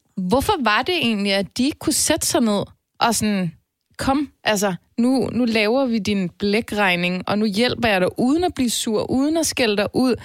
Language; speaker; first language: Danish; early bilingual, other home language; Turkish